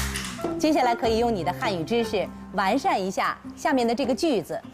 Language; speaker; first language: Chinese; native; Chinese